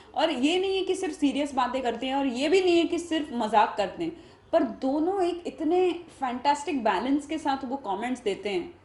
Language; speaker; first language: Hindi; non-native, local second language; Marathi